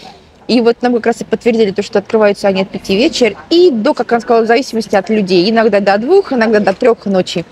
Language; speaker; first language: Russian; native; Russian